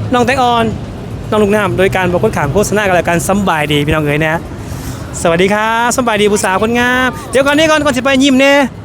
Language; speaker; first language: Thai; native; Thai